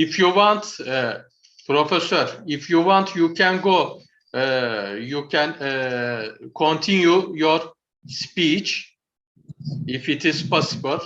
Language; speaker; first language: English; non-native, learner; Turkish